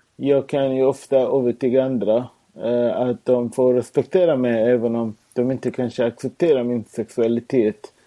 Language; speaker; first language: Swedish; non-native, fluent; Persian